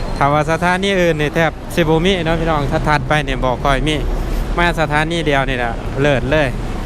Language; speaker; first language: Thai; native; Thai